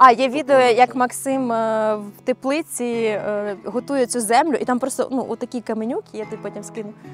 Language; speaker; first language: Ukrainian; native; Ukrainian